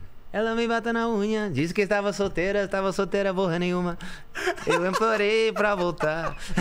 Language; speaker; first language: Portuguese; non-native, fluent; English